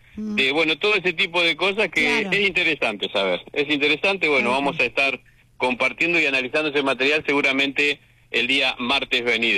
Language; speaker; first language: Spanish; native; Spanish